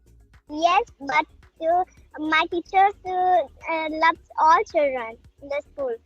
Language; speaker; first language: English; non-native, learner; Hindi